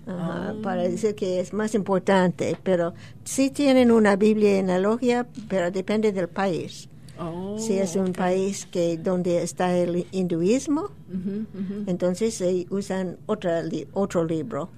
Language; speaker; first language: Spanish; non-native, fluent; English